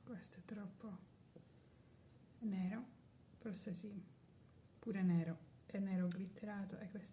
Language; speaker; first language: Italian; non-native, learner; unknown